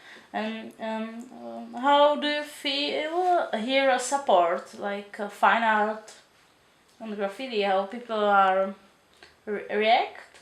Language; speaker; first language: English; non-native, learner; Czech